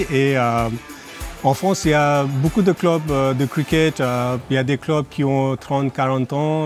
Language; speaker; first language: French; non-native, fluent; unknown